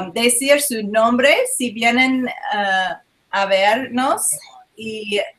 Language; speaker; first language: Spanish; non-native, learner; English